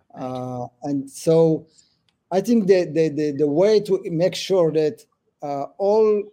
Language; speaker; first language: English; early bilingual, other home language; Amharic